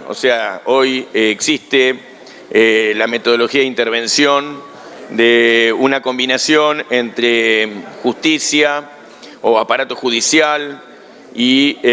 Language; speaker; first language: Spanish; native; Spanish